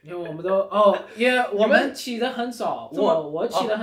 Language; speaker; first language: Chinese; early bilingual, heritage; Chinese